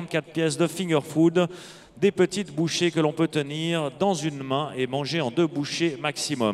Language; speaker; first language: French; native; French